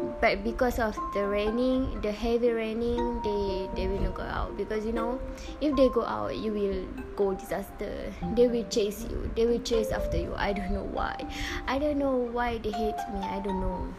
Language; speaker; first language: English; non-native, learner; Malay